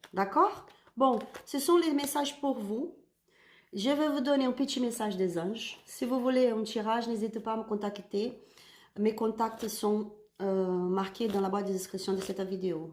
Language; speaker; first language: French; non-native, learner; Spanish